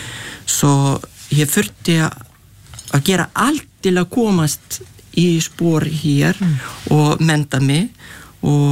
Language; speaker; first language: Icelandic; non-native, fluent; Lithuanian